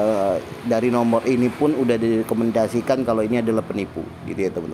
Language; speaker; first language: Indonesian; native; Indonesian